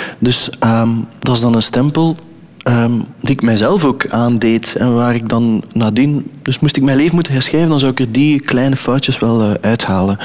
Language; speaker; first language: Dutch; native; Dutch